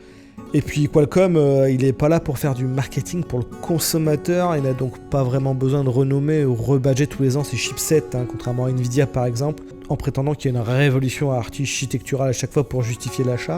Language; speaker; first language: French; native; French